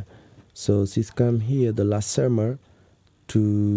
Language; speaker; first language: English; non-native, learner; Wolof